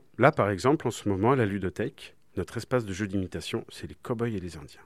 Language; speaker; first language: French; native; French